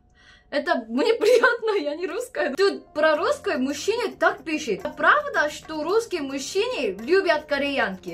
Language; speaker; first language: Russian; non-native, learner; Korean